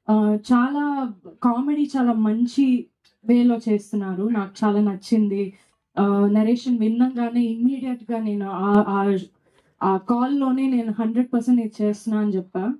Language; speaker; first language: Telugu; non-native, fluent; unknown